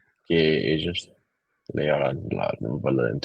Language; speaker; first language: Spanish; non-native, learner; English